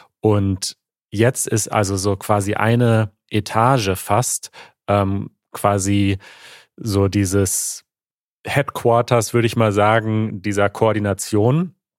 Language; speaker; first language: German; native; German